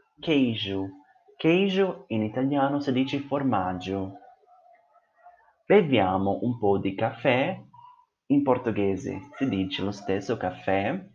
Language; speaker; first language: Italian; non-native, fluent; Portuguese